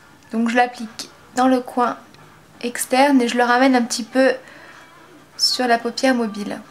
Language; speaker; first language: French; native; French